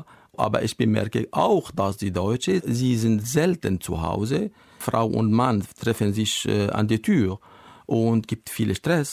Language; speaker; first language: German; non-native, learner; Arabic